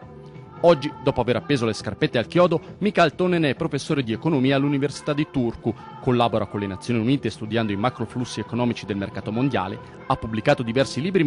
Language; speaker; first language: Italian; native; Italian